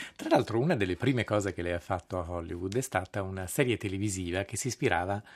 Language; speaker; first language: Italian; native; Italian